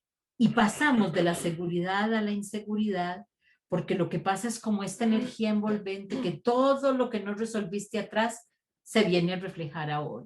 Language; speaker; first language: Spanish; native; Spanish